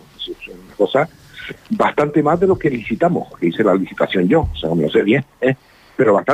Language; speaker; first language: Spanish; native; Spanish